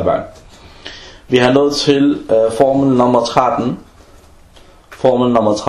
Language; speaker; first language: Danish; non-native, fluent; Arabic